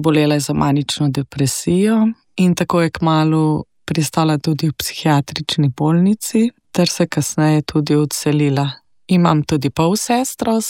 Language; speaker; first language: Slovenian; native; Slovenian